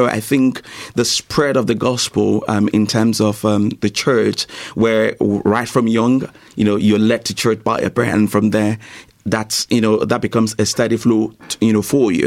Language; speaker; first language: English; non-native, local second language; Yoruba